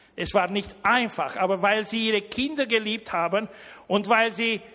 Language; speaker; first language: German; early bilingual, heritage; Romanian